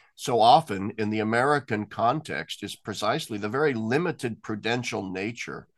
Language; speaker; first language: English; native; English